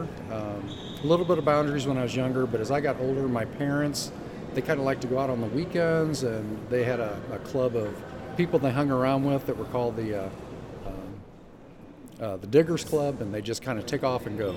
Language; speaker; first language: English; native; English